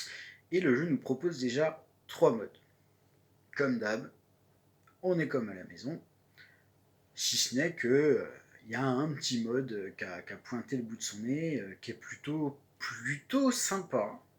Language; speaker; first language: French; native; French